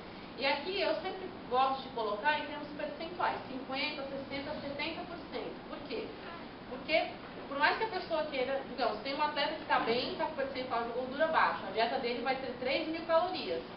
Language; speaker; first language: Portuguese; native; Portuguese